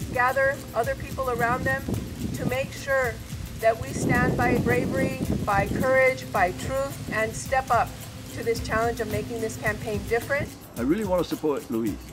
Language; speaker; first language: English; native; English